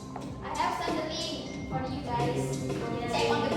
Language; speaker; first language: English; non-native, learner; Indonesian